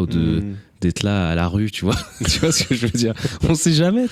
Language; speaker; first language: French; native; French